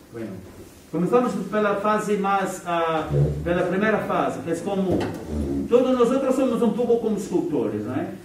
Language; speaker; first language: Italian; non-native, learner; Portuguese